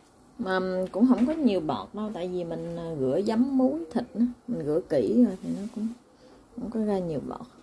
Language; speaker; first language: Vietnamese; native; Vietnamese